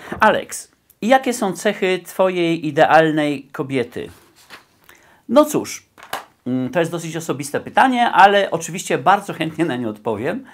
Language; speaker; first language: Polish; native; Polish